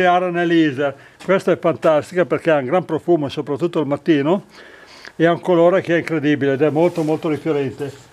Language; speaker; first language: Italian; native; Italian